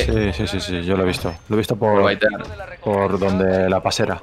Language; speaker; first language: Spanish; native; Spanish